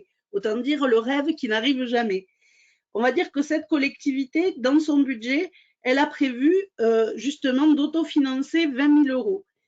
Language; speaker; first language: French; native; French